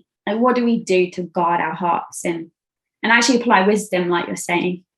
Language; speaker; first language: English; native; English